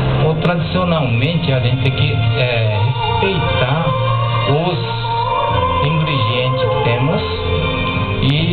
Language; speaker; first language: Portuguese; non-native, fluent; Japanese